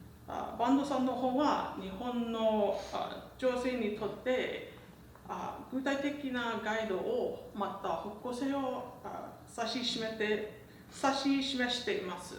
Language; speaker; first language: Japanese; non-native, learner; English